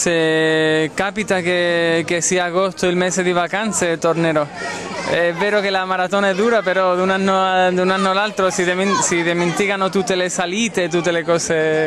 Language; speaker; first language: Italian; non-native, fluent; Spanish